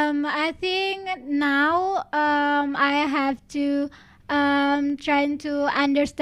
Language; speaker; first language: English; non-native, learner; Indonesian